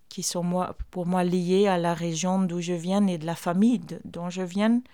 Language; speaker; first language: French; non-native, fluent; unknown